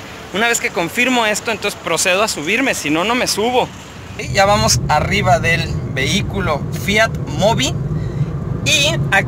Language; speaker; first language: Spanish; native; Spanish